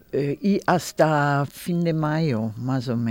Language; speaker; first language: Spanish; non-native, learner; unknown